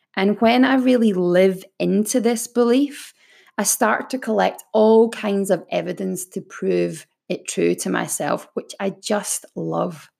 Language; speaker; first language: English; native; English